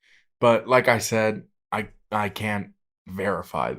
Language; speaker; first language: English; native; English